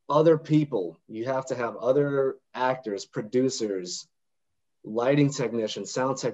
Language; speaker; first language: English; native; English